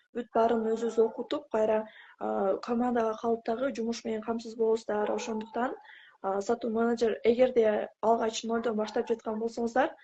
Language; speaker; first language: Kyrgyz; native; Kyrgyz